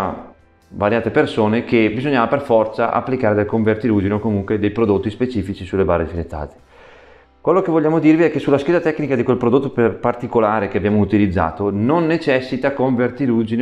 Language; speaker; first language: Italian; native; Italian